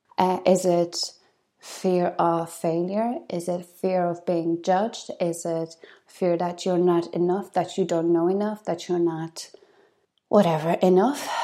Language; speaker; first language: English; non-native, fluent; Polish